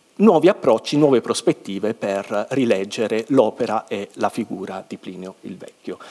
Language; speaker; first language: Italian; native; Italian